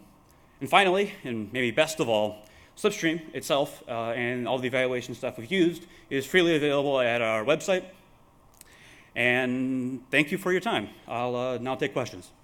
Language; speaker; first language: English; native; English